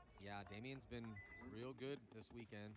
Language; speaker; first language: English; native; English